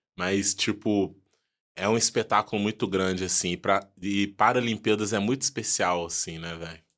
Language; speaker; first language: Portuguese; early bilingual, other home language; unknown